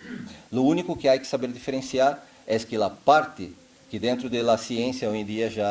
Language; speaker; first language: Spanish; non-native, fluent; Portuguese